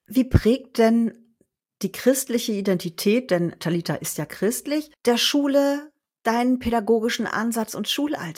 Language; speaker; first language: German; native; German